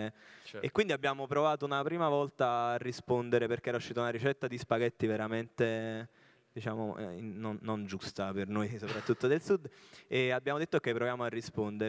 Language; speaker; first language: Italian; native; Italian